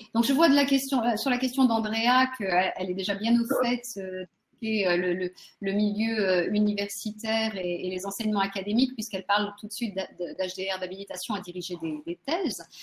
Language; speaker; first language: French; native; French